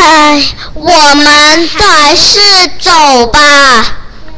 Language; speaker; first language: Chinese; non-native, local second language; Cantonese